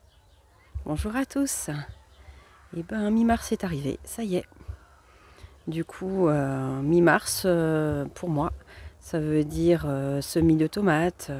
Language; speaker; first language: French; native; French